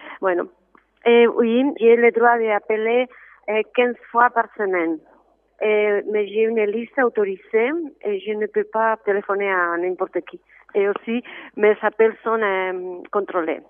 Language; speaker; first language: French; non-native, fluent; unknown